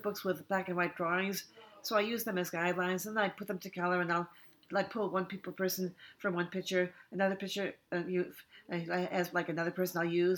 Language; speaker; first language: English; native; English